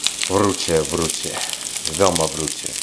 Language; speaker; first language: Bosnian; non-native, learner; English